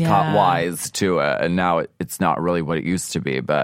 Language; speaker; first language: English; native; English